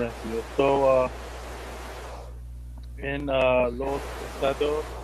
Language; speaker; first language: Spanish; non-native, learner; English